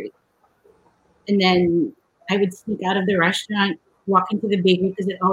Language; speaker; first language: English; non-native, local second language; Filipino